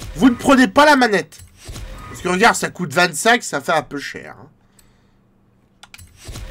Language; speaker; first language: French; native; French